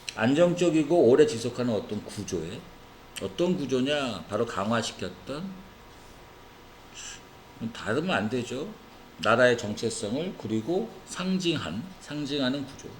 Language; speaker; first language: Korean; native; Korean